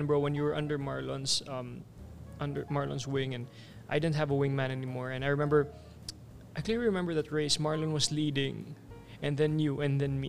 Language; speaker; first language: English; non-native, local second language; Cebuano